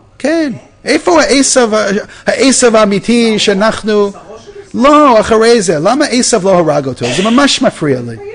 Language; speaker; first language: Hebrew; non-native, fluent; English